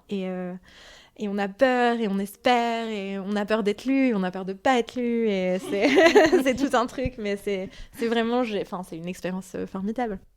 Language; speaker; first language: French; non-native, local second language; Arabic